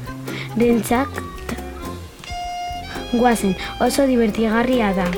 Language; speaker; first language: Basque; non-native, local second language; Spanish